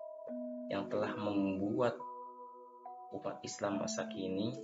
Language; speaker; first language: Indonesian; native; Indonesian